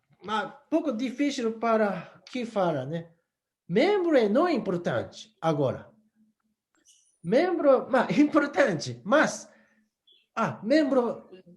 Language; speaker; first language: Portuguese; non-native, learner; Japanese